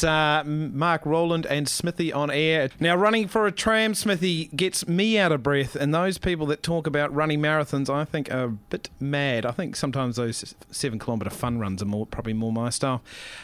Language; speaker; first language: English; native; English